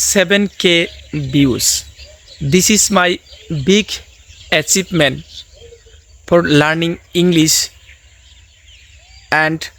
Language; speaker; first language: English; non-native, learner; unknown